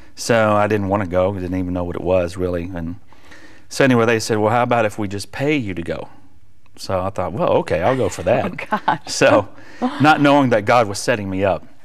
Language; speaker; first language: English; native; English